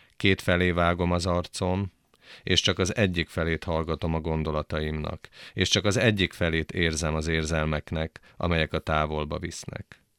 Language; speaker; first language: Hungarian; native; Hungarian